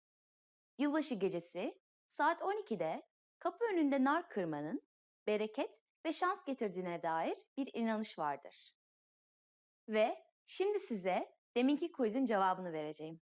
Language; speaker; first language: Turkish; native; Turkish